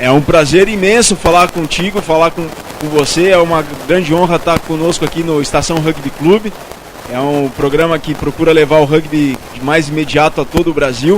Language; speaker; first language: Portuguese; native; Portuguese